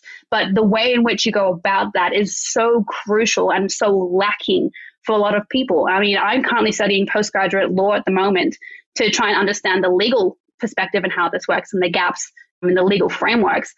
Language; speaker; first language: English; native; English